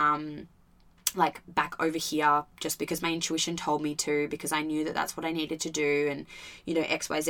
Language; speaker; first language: English; native; English